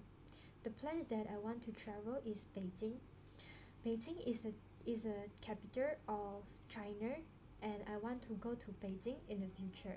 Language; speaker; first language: English; non-native, local second language; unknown